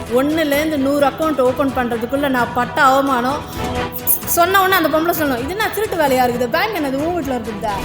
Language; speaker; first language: Tamil; non-native, local second language; Telugu